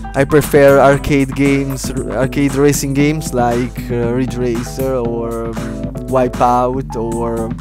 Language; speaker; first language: English; non-native, learner; Italian